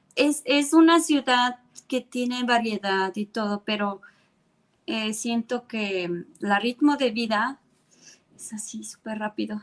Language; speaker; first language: Spanish; non-native, fluent; Estonian